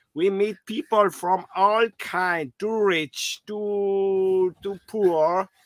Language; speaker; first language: English; non-native, fluent; German